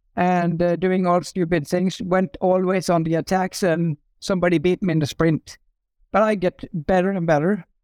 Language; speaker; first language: English; non-native, fluent; Norwegian